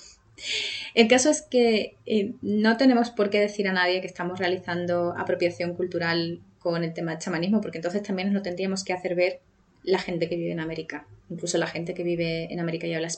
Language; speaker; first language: Spanish; native; Spanish